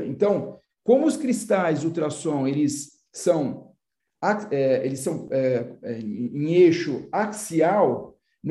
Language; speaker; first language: Portuguese; native; Portuguese